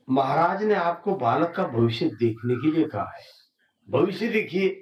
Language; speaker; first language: Hindi; non-native, local second language; Marathi